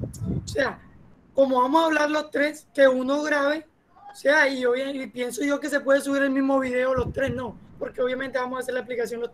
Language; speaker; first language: Spanish; native; Spanish